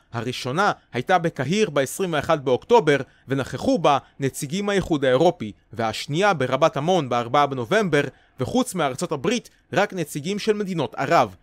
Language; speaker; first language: Hebrew; native; Hebrew